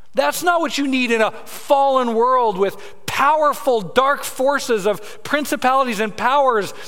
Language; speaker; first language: English; native; English